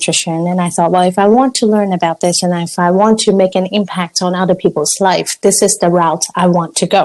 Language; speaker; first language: English; non-native, local second language; Cantonese